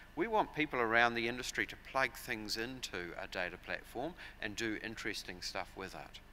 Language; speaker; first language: English; native; English